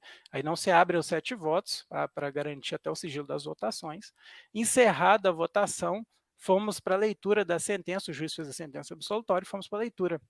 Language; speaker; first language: Portuguese; native; Portuguese